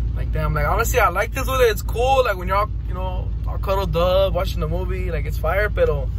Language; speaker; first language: English; early bilingual, other home language; Spanish